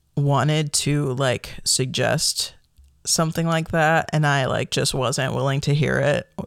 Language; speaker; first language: English; native; English